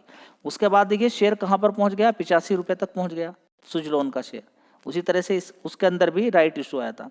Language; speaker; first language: Hindi; native; Hindi